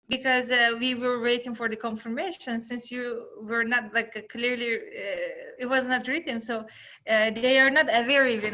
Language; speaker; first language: English; non-native, fluent; Turkish